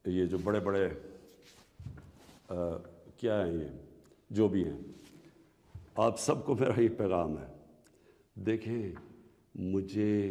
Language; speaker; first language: Urdu; native; Urdu